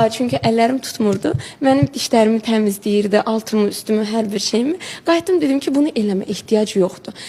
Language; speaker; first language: Azerbaijani; non-native, local second language; Russian